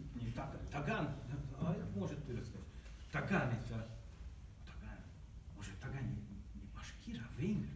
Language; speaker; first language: Russian; non-native, learner; Hungarian